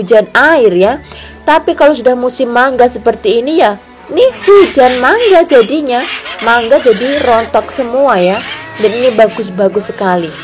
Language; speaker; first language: Indonesian; non-native, local second language; Javanese